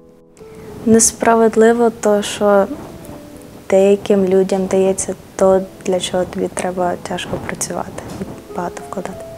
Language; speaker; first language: Ukrainian; early bilingual, heritage; Ukrainian